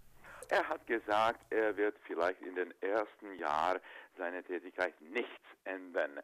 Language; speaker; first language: German; non-native, fluent; Czech